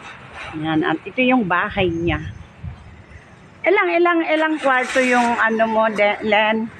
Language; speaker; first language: Filipino; non-native, local second language; Cebuano